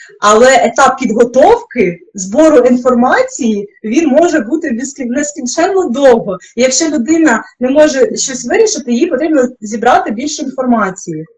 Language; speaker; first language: Ukrainian; non-native, local second language; Russian